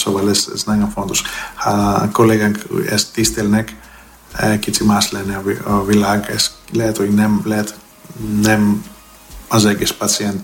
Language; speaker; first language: Hungarian; non-native, learner; Greek